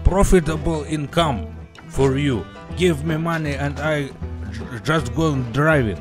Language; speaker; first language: English; non-native, learner; Russian